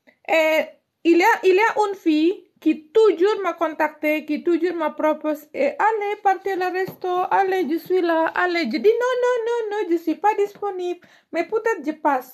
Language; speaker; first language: French; non-native, learner; Indonesian